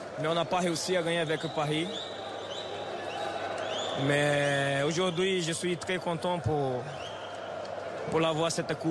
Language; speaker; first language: French; non-native, fluent; Portuguese